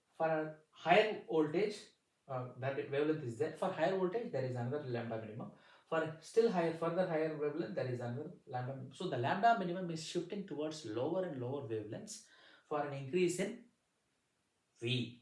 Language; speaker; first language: English; non-native, local second language; Tamil